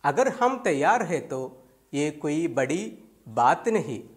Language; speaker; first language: Urdu; non-native, local second language; Malayalam